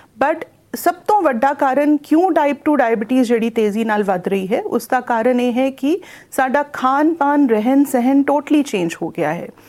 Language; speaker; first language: Punjabi; non-native, local second language; Hindi